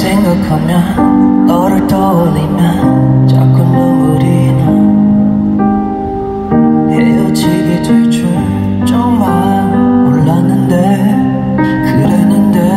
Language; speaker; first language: Korean; non-native, fluent; English